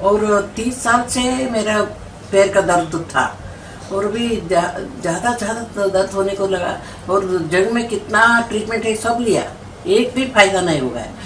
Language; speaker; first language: Hindi; non-native, local second language; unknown